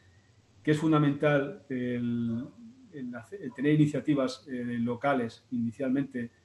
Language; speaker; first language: Spanish; native; Spanish